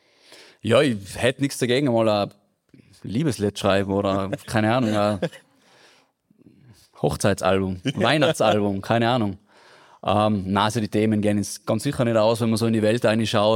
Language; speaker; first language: German; native; German